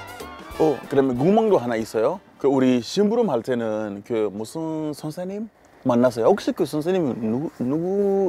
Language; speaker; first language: Korean; non-native, learner; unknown